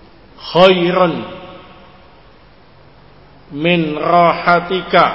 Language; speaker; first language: Arabic; non-native, learner; Indonesian